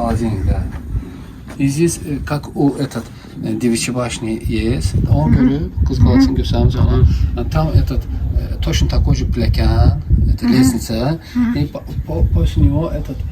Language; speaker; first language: Russian; non-native, local second language; Azerbaijani